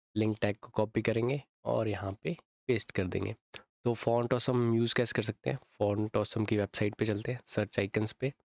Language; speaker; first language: Hindi; native; Hindi